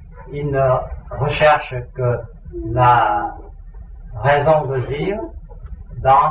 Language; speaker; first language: French; non-native, fluent; Vietnamese